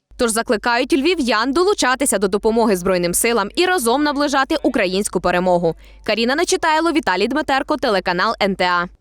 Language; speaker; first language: Ukrainian; native; Ukrainian